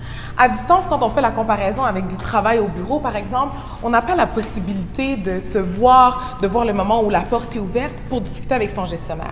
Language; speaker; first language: French; native; French